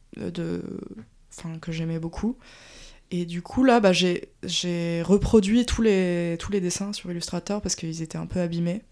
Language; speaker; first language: French; native; French